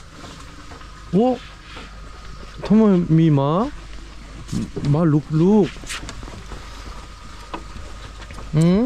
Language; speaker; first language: Thai; non-native, learner; Korean